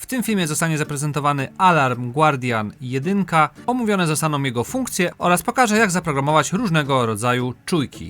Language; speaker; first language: Polish; native; Polish